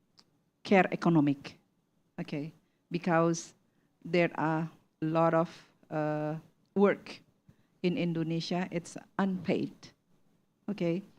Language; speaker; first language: English; non-native, learner; Indonesian